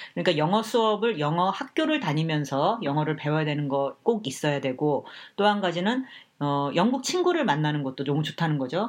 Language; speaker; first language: Korean; native; Korean